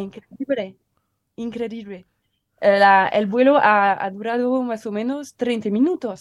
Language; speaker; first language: Spanish; non-native, learner; French